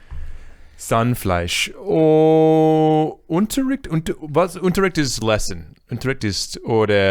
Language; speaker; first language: German; non-native, learner; English